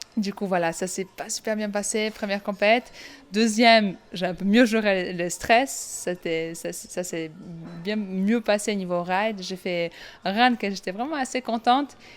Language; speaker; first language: French; non-native, fluent; Polish